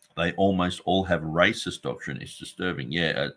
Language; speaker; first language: English; native; English